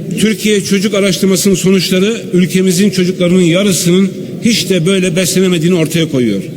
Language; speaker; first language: Turkish; native; Turkish